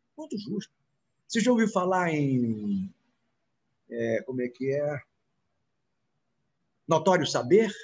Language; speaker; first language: Portuguese; native; Portuguese